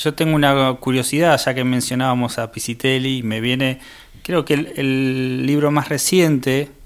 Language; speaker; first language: Spanish; native; Spanish